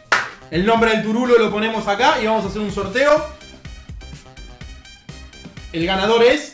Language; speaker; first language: Spanish; native; Spanish